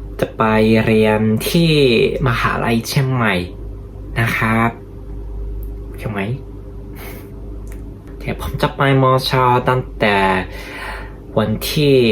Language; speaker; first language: Thai; non-native, learner; Japanese